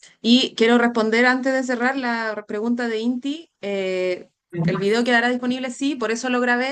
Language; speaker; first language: Spanish; native; Spanish